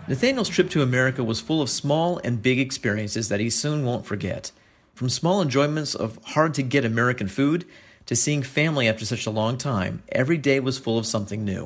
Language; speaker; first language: English; native; English